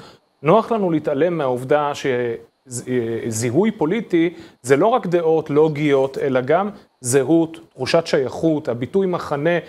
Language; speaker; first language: Hebrew; native; Hebrew